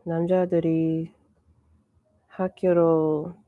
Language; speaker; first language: Korean; non-native, learner; English